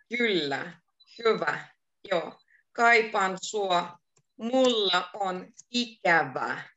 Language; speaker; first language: Finnish; non-native, fluent; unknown